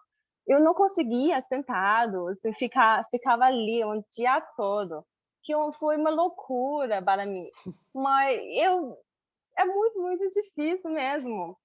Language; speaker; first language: Portuguese; non-native, learner; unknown